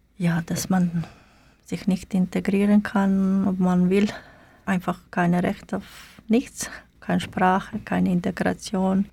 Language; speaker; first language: German; non-native, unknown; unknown